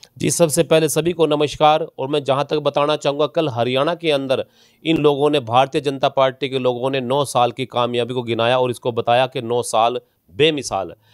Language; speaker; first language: Hindi; native; Hindi